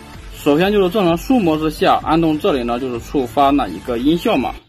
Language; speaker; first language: Chinese; native; Chinese